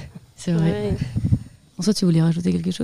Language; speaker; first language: French; native; French